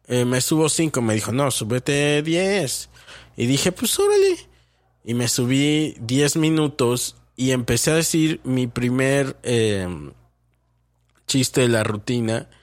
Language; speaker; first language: Spanish; native; Spanish